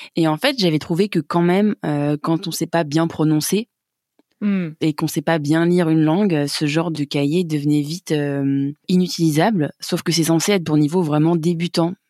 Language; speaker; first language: French; native; French